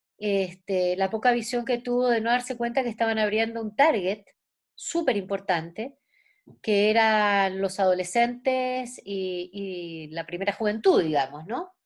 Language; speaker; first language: Spanish; native; Spanish